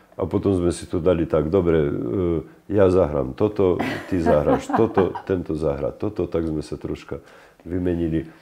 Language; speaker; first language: Slovak; native; Slovak